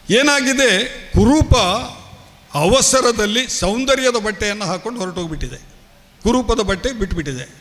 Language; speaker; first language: Kannada; non-native, local second language; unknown